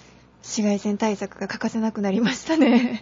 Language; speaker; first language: Japanese; native; Japanese